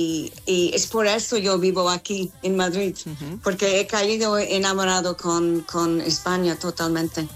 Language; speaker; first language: Spanish; non-native, fluent; English